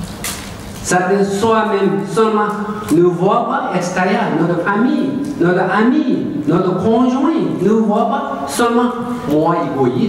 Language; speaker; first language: French; non-native, learner; Tibetan